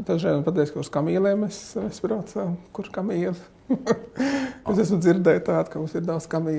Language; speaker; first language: Latvian; non-native, fluent; Arabic